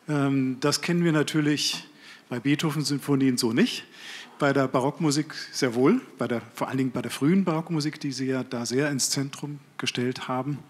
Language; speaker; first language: German; native; German